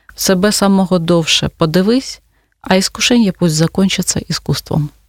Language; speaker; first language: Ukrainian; non-native, local second language; Russian